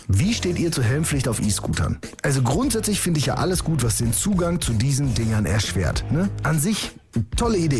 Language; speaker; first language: German; native; German